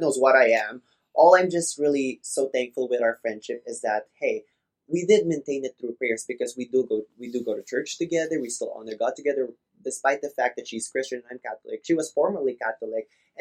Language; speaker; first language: English; non-native, local second language; Filipino